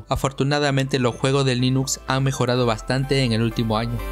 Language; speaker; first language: Spanish; native; Spanish